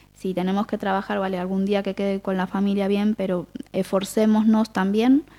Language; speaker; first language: Spanish; native; Spanish